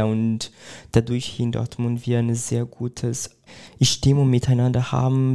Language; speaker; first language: German; non-native, fluent; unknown